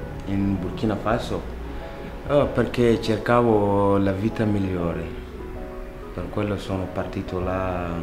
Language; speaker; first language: Italian; non-native, learner; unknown